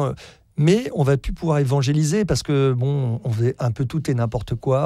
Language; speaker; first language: French; native; French